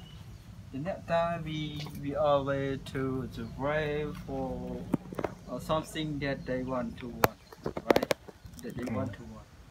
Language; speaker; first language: English; non-native, learner; Khmer